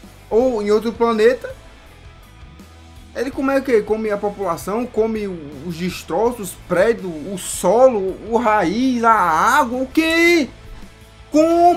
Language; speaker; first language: Portuguese; native; Portuguese